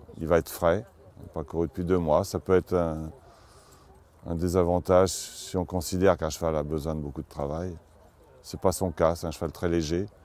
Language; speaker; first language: French; native; French